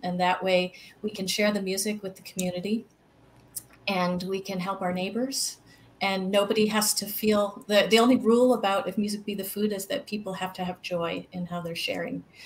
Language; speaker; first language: English; native; English